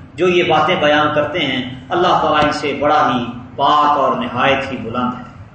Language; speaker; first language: Urdu; non-native, local second language; Punjabi